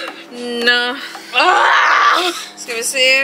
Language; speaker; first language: Danish; non-native, learner; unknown